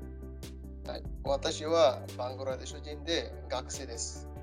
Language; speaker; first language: Japanese; non-native, learner; Bangla